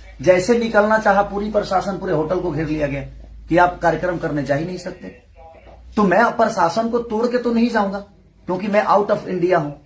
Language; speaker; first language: Hindi; native; Hindi